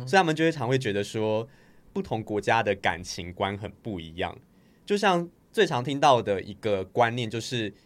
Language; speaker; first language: Chinese; native; Chinese